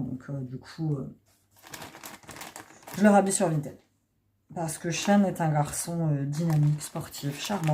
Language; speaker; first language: French; native; French